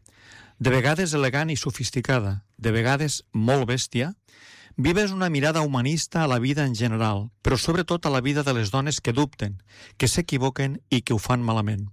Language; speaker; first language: Catalan; native; Catalan